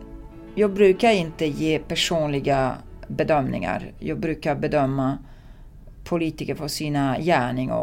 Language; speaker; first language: Swedish; non-native, fluent; Italian